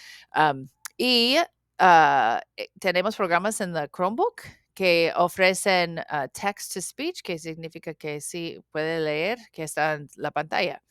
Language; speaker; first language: Spanish; non-native, learner; English